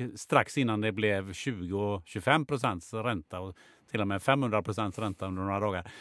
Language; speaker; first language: Swedish; native; Swedish